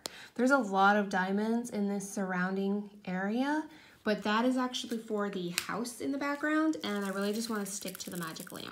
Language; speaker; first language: English; native; English